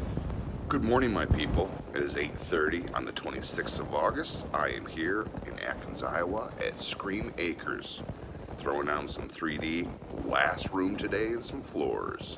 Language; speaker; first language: English; native; English